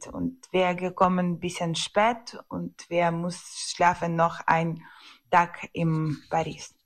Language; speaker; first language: German; non-native, learner; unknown